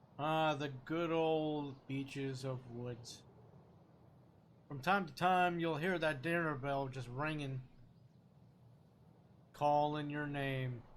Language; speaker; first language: English; native; English